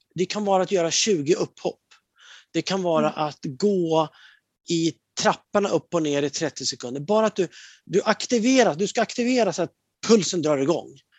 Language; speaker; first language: Swedish; native; Swedish